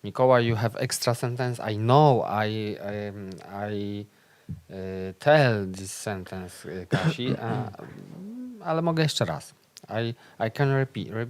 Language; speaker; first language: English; non-native, learner; Polish